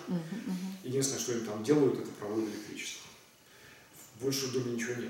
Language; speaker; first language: Russian; native; Russian